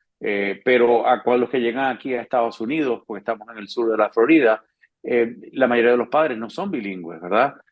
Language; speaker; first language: Spanish; native; Spanish